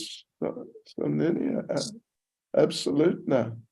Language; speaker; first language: Russian; non-native, learner; English